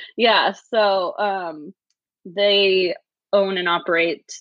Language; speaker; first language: English; native; English